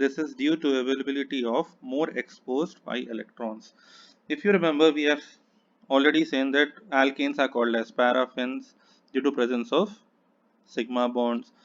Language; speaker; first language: English; non-native, local second language; Hindi